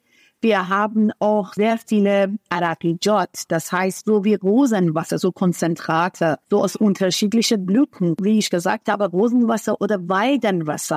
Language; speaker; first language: German; non-native, fluent; Persian